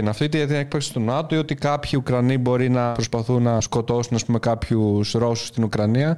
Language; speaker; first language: Greek; native; Greek